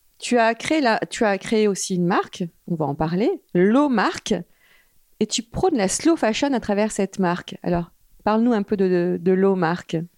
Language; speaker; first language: French; native; French